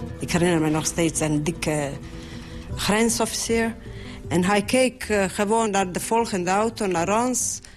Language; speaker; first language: Dutch; non-native, fluent; Bosnian